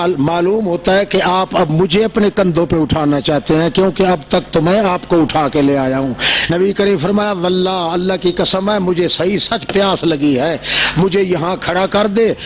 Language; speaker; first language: Urdu; non-native, local second language; Saraiki